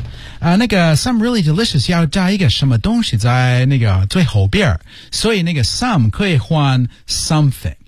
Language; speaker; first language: Chinese; non-native, learner; English